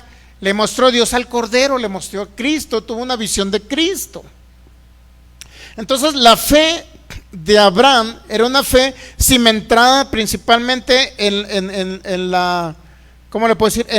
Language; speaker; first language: Spanish; native; Spanish